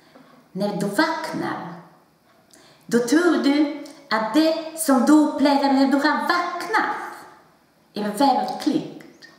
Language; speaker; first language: Swedish; non-native, fluent; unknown